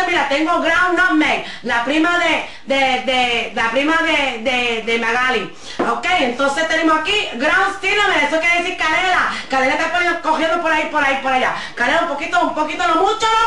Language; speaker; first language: Spanish; early bilingual, heritage; Spanish